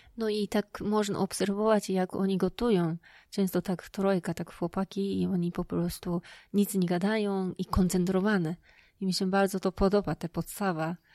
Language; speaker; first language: Polish; non-native, fluent; Japanese